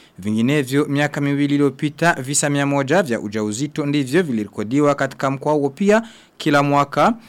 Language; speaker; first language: Swahili; non-native, local second language; Rundi